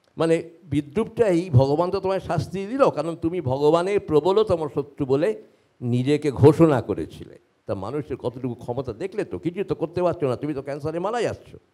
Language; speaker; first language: Bangla; native; Bangla